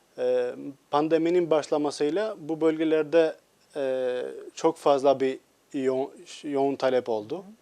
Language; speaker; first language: Turkish; non-native, fluent; Albanian